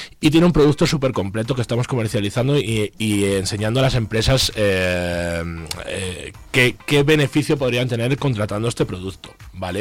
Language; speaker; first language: Spanish; native; Spanish